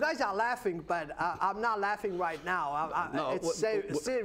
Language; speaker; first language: English; non-native, fluent; Portuguese